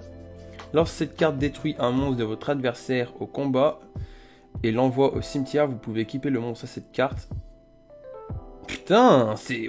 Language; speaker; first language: French; native; French